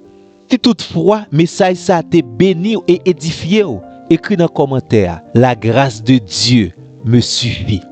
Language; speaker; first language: French; non-native, local second language; Haitian Creole